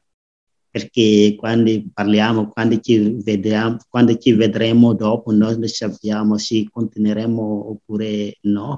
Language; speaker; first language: Italian; non-native, learner; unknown